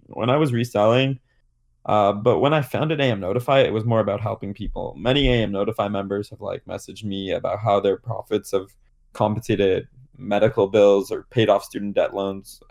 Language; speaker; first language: English; native; English